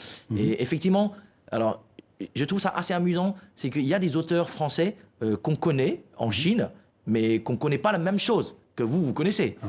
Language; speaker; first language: French; non-native, fluent; Chinese